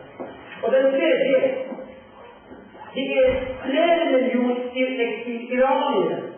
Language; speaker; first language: Swedish; non-native, fluent; Persian